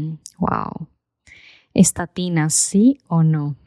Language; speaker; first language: Spanish; native; Spanish